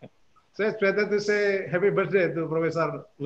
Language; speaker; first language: English; non-native, fluent; Indonesian